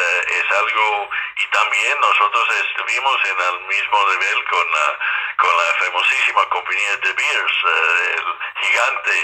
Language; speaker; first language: Spanish; non-native, fluent; English